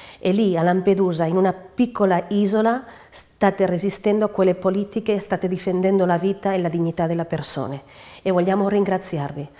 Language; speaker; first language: Italian; non-native, fluent; Catalan